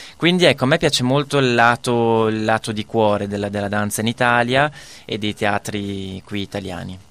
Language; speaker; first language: Italian; native; Italian